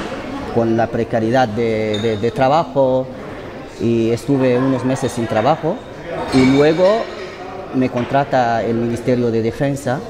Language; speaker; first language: Spanish; non-native, fluent; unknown